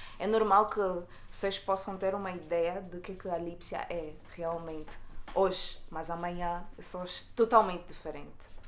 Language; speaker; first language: Portuguese; native; Portuguese